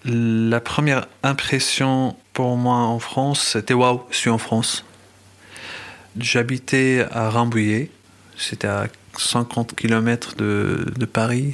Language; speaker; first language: French; non-native, fluent; Arabic